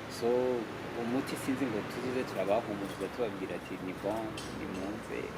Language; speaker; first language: Rundi; early bilingual, heritage; Rundi